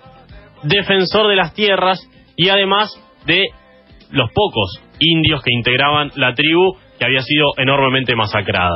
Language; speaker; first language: Spanish; native; Spanish